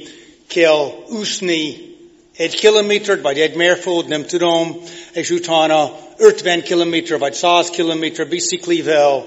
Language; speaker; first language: Hungarian; non-native, fluent; English